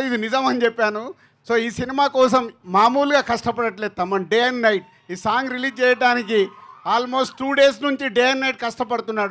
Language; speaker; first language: Telugu; native; Telugu